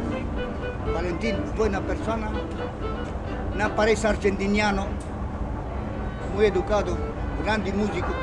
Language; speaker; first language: Spanish; non-native, learner; Romanian